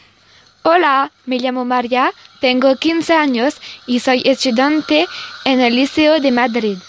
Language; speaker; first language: Spanish; non-native, learner; French